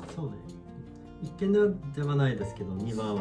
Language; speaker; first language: Japanese; non-native, learner; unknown